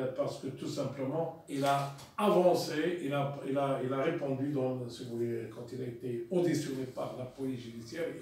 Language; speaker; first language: French; non-native, local second language; Arabic